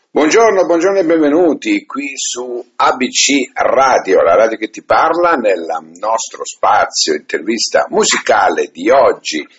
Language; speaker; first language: Italian; early bilingual, other home language; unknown